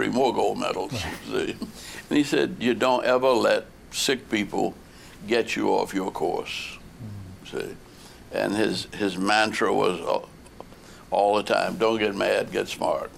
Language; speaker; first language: English; native; English